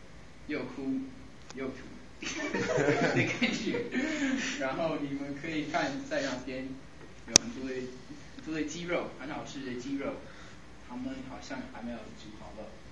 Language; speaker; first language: Chinese; non-native, fluent; English